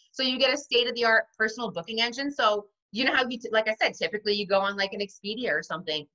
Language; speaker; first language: English; native; English